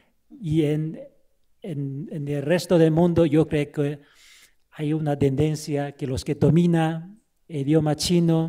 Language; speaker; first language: Spanish; non-native, fluent; Chinese